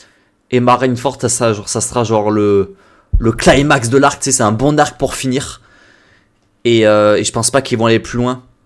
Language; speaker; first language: French; native; French